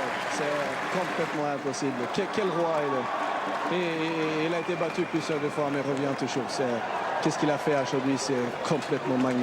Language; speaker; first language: French; non-native, learner; Swedish